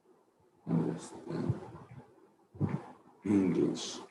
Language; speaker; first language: English; non-native, fluent; Portuguese